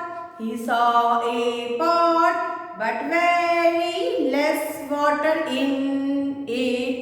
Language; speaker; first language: English; non-native, local second language; Hindi